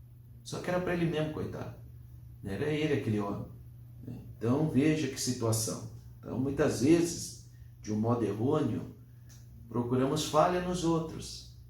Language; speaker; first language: Portuguese; native; Portuguese